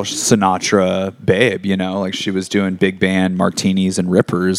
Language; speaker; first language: English; native; English